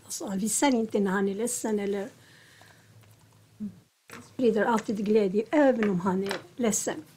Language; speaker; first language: Swedish; non-native, learner; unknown